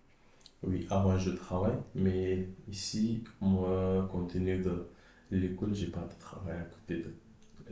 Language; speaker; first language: French; non-native, learner; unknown